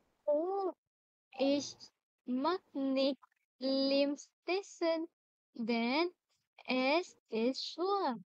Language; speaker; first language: German; non-native, learner; Malay